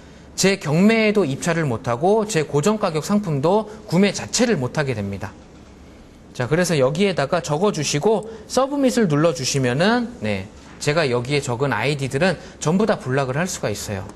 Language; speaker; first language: Korean; native; Korean